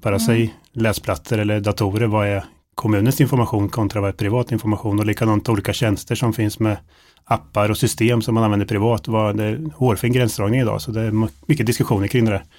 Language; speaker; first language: Swedish; native; Swedish